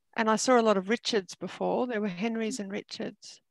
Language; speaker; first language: English; native; English